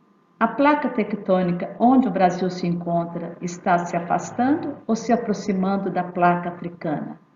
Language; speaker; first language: Portuguese; native; Portuguese